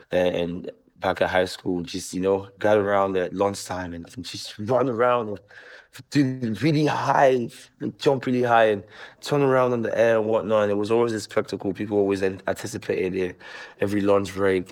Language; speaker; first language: English; non-native, local second language; Igbo